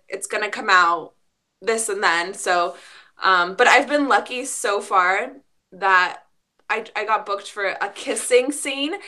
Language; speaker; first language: English; early bilingual, other home language; Spanish